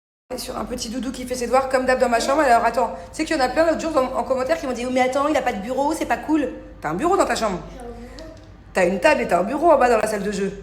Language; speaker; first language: French; native; French